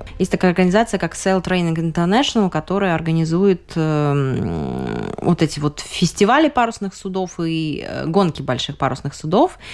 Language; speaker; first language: Russian; native; Russian